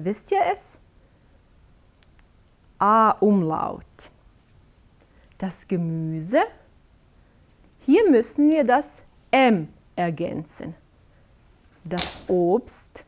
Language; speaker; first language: German; non-native, fluent; Bosnian